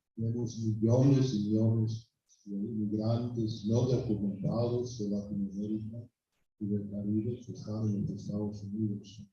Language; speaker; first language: Spanish; non-native, fluent; English